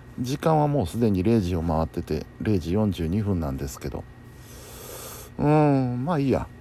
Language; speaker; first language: Japanese; native; Japanese